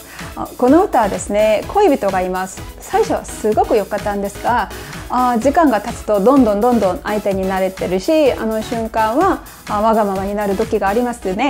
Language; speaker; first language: Japanese; non-native, fluent; Korean